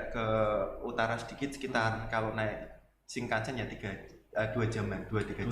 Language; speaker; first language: Indonesian; native; Indonesian